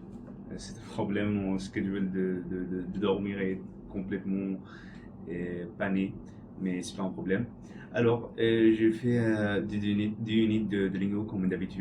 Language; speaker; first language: French; non-native, learner; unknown